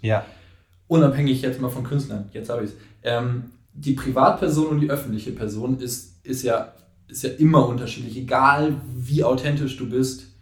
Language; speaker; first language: German; native; German